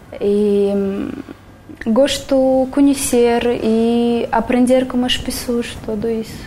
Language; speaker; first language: Portuguese; non-native, learner; Romanian